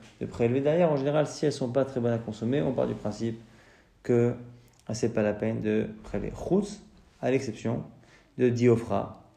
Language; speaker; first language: French; native; French